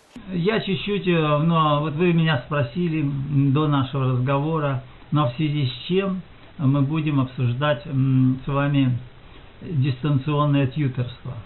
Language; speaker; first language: Russian; native; Russian